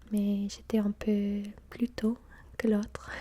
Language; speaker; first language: French; non-native, fluent; English